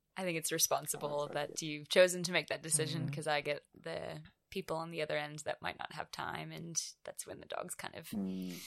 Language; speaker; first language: English; native; English